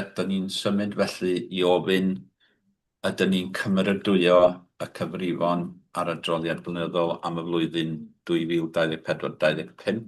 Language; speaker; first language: Welsh; native; Welsh